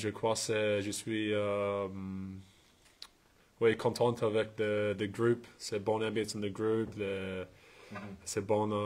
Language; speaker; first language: French; non-native, learner; English